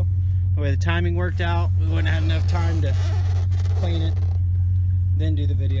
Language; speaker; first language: English; native; English